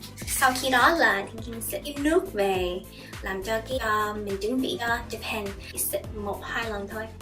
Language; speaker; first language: Vietnamese; early bilingual, heritage; Vietnamese